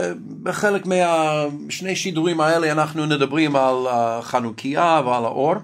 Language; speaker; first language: Hebrew; non-native, fluent; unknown